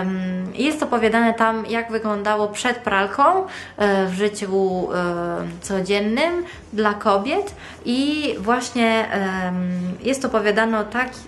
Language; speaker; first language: Polish; non-native, fluent; Italian